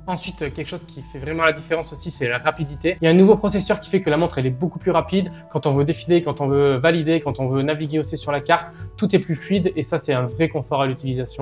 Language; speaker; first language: French; native; French